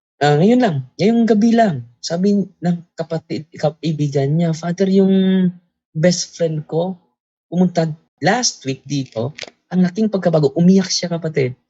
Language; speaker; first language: Filipino; non-native, local second language; Cebuano